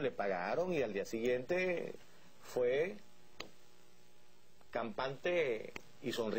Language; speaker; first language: Spanish; native; Spanish